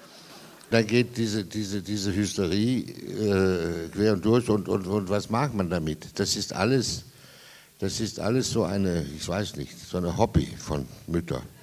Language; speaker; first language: German; non-native, fluent; Danish